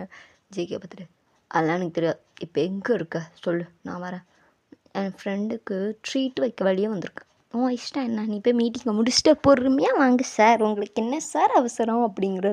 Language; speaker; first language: Tamil; native; Tamil